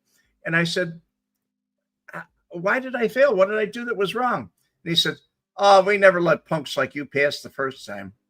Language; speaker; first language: English; native; English